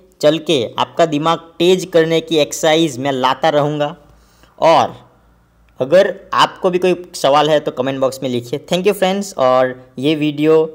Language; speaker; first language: Hindi; non-native, local second language; Gujarati